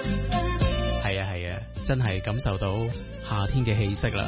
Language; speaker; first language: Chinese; non-native, local second language; Cantonese